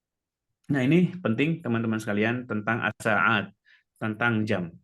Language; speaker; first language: Indonesian; native; Indonesian